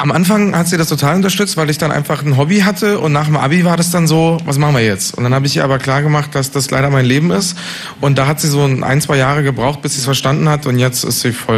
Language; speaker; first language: German; native; German